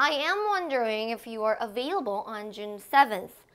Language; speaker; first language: English; non-native, fluent; Korean